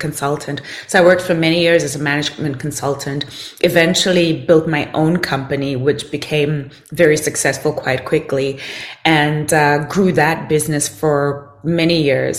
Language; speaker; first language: English; non-native, local second language; Shona